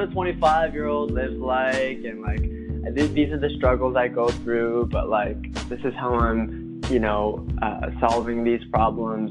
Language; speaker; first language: English; native; English